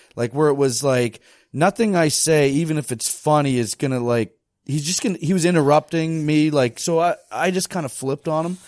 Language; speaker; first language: English; native; English